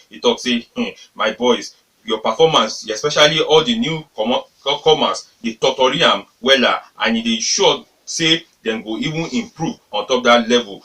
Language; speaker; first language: Nigerian Pidgin; native; Nigerian Pidgin